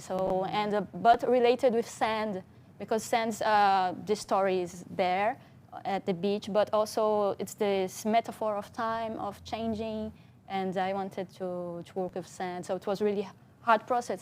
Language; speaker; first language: English; non-native, fluent; Portuguese